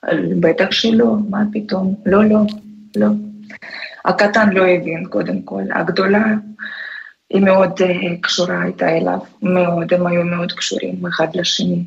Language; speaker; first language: Hebrew; non-native, fluent; Russian